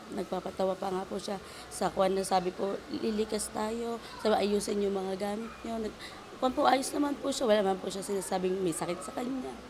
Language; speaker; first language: Filipino; native; Filipino